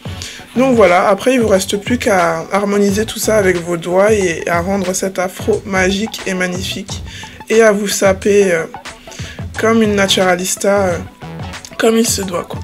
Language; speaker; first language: French; native; French